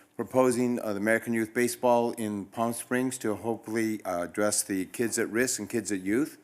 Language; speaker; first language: English; early bilingual, other home language; Spanish